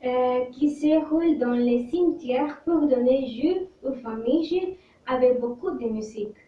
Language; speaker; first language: French; non-native, learner; Spanish